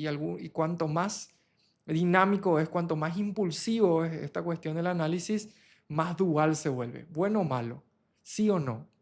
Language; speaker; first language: Spanish; native; Spanish